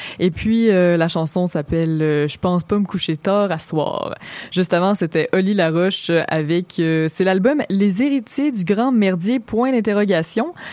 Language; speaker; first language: French; native; French